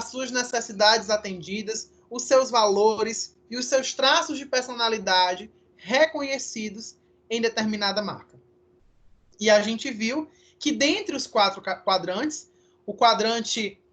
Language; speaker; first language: Portuguese; native; Portuguese